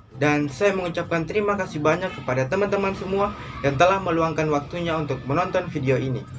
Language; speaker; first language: Indonesian; native; Indonesian